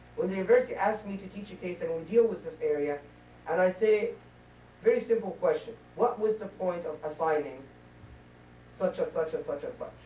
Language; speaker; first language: English; non-native, fluent; Arabic